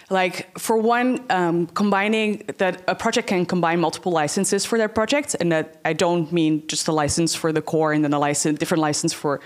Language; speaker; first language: English; non-native, fluent; Dutch